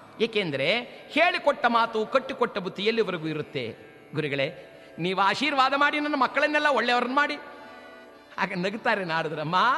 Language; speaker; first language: Kannada; native; Kannada